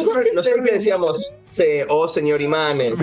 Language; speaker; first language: Spanish; native; Spanish